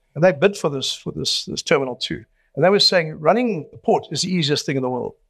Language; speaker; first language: English; native; English